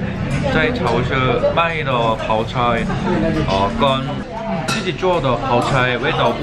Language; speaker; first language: Chinese; non-native, learner; Korean